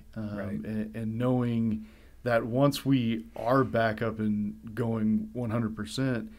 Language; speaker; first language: English; native; English